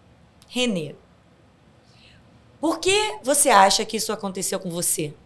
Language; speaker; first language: Portuguese; native; Portuguese